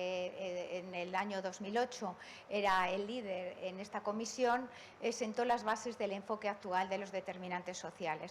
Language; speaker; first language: Spanish; native; Spanish